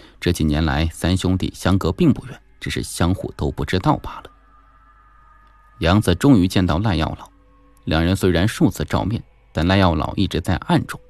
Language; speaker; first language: Chinese; native; Chinese